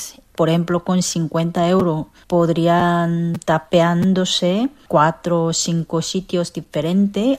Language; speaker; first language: Spanish; non-native, fluent; Korean